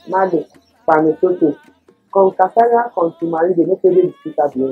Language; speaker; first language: Spanish; non-native, learner; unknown